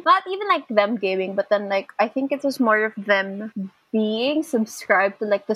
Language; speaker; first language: English; non-native, local second language; Filipino